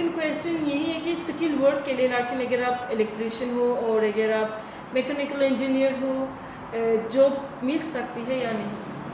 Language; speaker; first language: Hindi; non-native, learner; Turkish